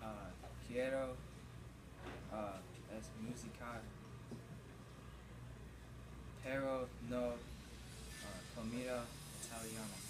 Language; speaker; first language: Spanish; non-native, learner; English